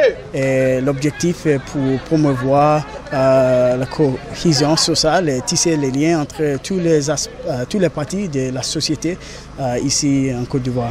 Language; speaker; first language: French; non-native, learner; English